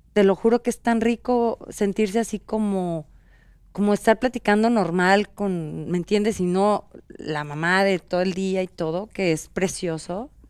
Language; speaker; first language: Spanish; native; Spanish